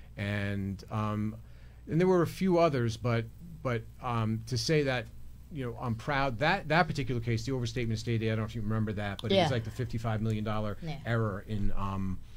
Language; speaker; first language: English; native; English